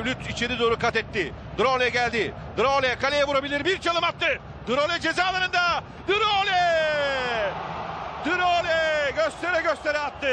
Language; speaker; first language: Turkish; native; Turkish